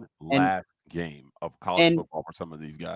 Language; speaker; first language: English; native; English